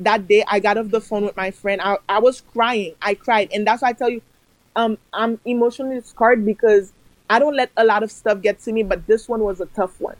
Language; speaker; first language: English; early bilingual, other home language; Haitian Creole